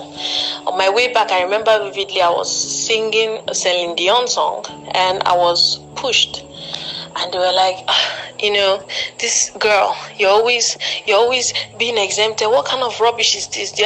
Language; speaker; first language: English; non-native, local second language; Igbo